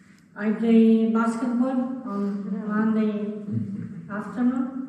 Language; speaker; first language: English; non-native, learner; Italian